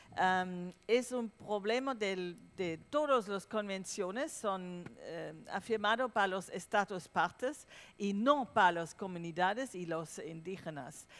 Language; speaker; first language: Spanish; non-native, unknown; German